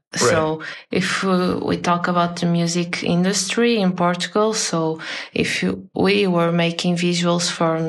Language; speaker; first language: English; non-native, fluent; Portuguese